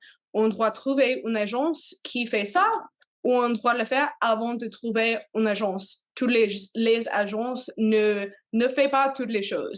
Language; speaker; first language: French; non-native, learner; English